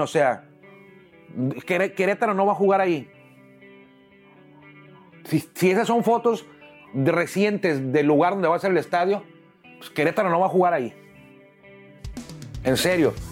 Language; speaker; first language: Spanish; native; Spanish